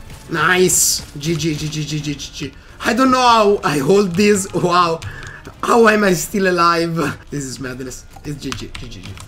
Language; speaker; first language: English; non-native, fluent; Italian